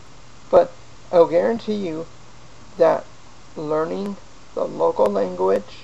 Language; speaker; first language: English; native; English